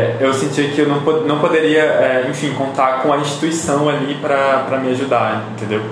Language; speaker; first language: Portuguese; native; Portuguese